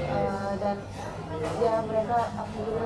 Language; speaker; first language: Indonesian; non-native, fluent; Finnish